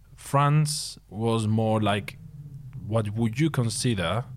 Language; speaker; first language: English; non-native, fluent; Spanish